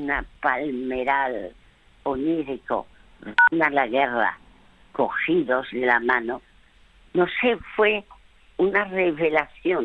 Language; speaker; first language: Spanish; early bilingual, other home language; French